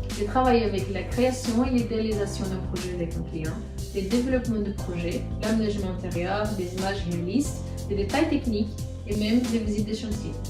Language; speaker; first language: French; non-native, fluent; Portuguese